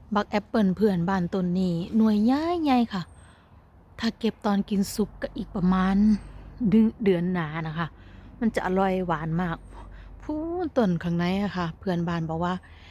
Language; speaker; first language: Thai; native; Thai